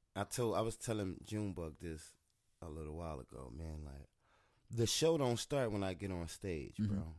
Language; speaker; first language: English; native; English